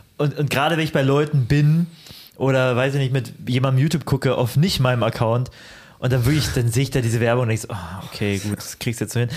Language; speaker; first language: German; early bilingual, other home language; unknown